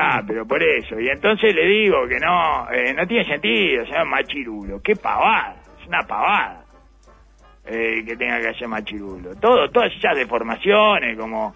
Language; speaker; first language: Spanish; native; Spanish